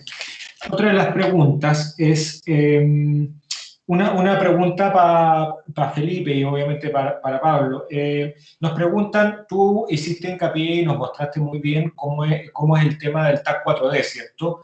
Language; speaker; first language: Spanish; native; Spanish